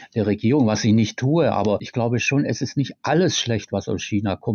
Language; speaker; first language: German; native; German